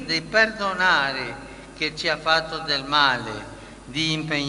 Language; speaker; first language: Italian; non-native, fluent; Spanish